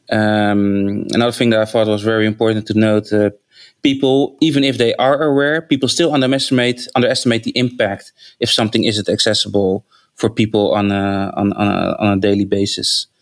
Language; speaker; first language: English; non-native, fluent; Dutch